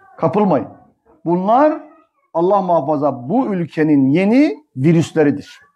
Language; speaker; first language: Turkish; native; Turkish